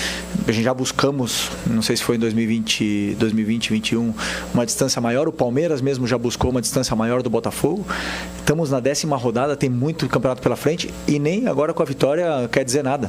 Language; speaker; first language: Portuguese; native; Portuguese